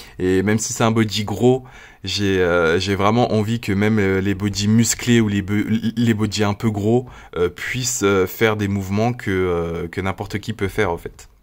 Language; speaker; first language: French; native; French